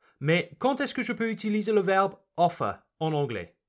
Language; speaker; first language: French; non-native, fluent; English